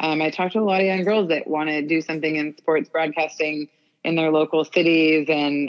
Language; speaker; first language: English; native; English